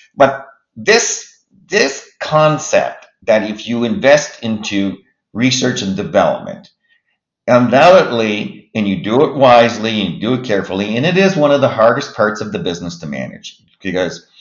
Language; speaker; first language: English; native; English